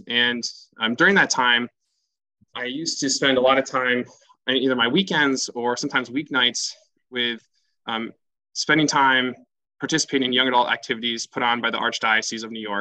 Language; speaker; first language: English; native; English